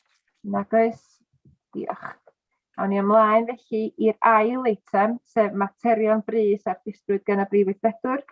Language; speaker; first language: Welsh; native; Welsh